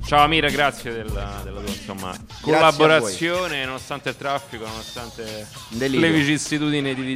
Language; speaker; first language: Italian; native; Italian